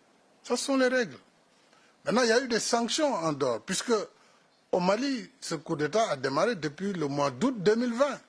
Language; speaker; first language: French; non-native, local second language; Wolof